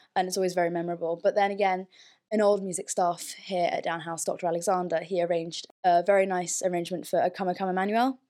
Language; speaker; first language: English; early bilingual, other home language; German